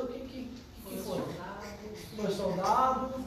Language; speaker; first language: Portuguese; non-native, fluent; English